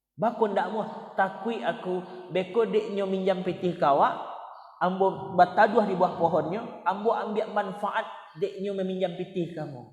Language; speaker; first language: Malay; non-native, local second language; Minangkabau